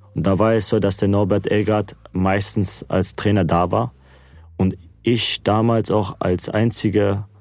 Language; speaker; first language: German; non-native, local second language; Turkish